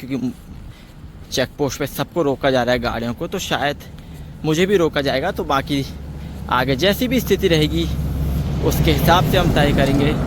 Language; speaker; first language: Hindi; native; Hindi